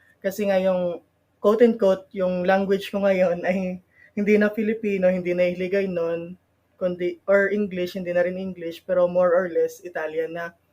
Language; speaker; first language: Filipino; non-native, local second language; Hiligaynon